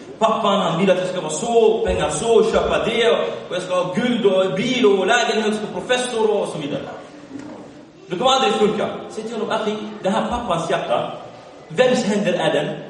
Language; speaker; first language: Swedish; early bilingual, other home language; Arabic